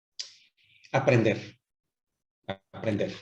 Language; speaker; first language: Spanish; non-native, fluent; Portuguese